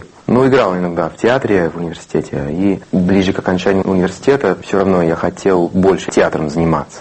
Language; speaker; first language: Russian; non-native, fluent; English